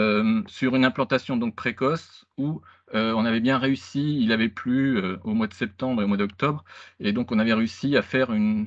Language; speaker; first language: French; native; French